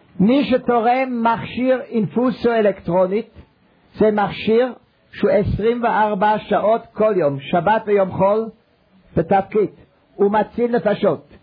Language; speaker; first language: Hebrew; non-native, fluent; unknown